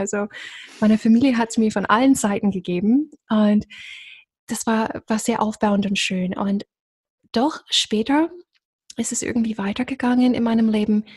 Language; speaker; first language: German; non-native, fluent; English